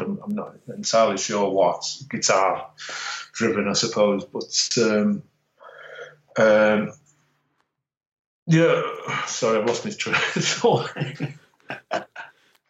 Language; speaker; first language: English; native; English